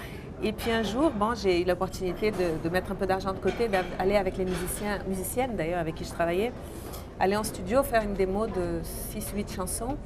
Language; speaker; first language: French; non-native, fluent; Portuguese